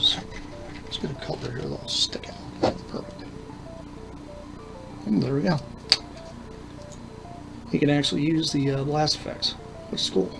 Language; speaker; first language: English; native; English